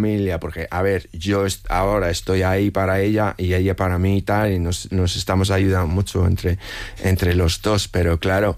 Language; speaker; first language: Spanish; non-native, fluent; English